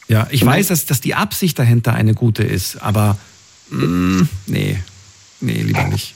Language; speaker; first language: German; native; German